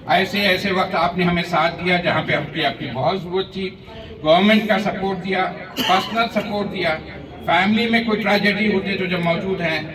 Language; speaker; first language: Urdu; native; Urdu